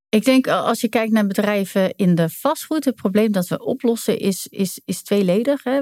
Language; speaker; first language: Dutch; native; Dutch